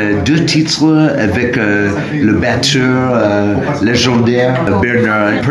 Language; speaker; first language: French; non-native, learner; English